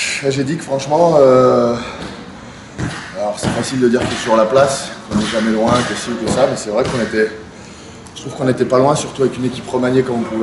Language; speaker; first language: French; native; French